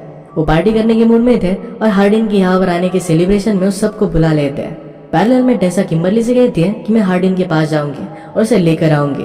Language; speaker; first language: Hindi; native; Hindi